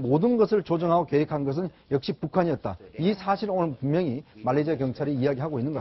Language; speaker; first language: Korean; native; Korean